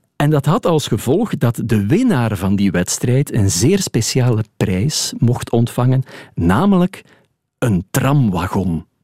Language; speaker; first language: Dutch; native; Dutch